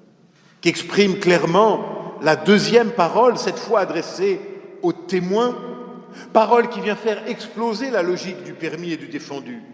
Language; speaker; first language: French; native; French